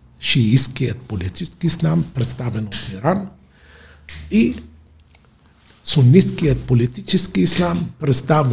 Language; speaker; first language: Bulgarian; non-native, fluent; Arabic